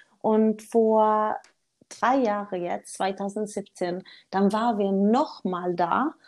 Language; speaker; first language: German; non-native, learner; Swedish